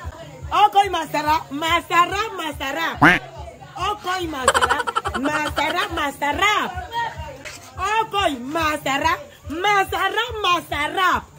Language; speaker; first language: Filipino; non-native, learner; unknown